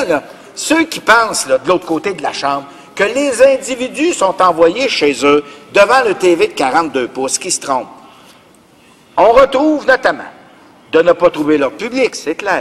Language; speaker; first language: French; native; French